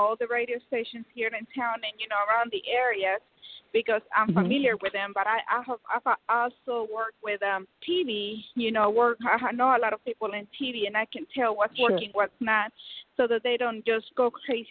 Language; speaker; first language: English; non-native, fluent; Spanish